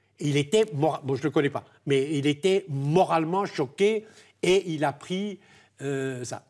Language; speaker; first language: French; non-native, local second language; German